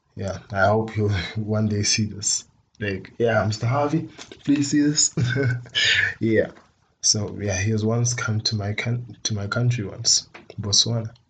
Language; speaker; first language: English; non-native, local second language; Tswana